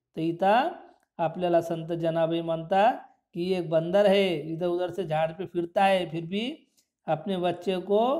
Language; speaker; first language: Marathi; non-native, local second language; Urdu